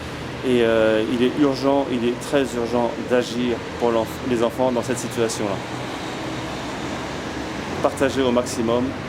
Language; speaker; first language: French; native; French